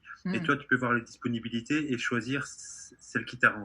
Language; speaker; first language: French; native; French